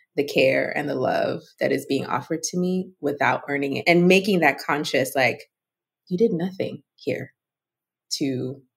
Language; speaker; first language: English; non-native, local second language; Yoruba